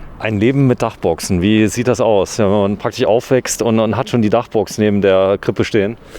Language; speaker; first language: German; native; German